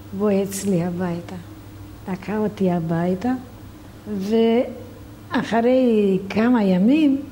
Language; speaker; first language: Hebrew; non-native, fluent; Romanian